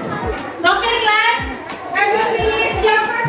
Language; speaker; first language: English; non-native, fluent; Indonesian